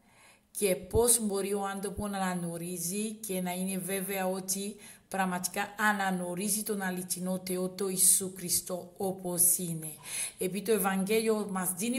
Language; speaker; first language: Greek; non-native, learner; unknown